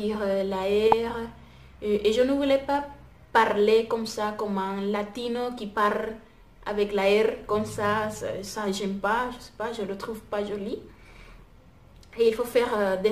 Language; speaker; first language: French; non-native, fluent; Spanish